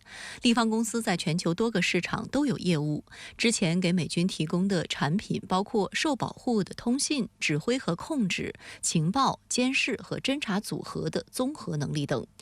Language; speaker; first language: Chinese; native; Chinese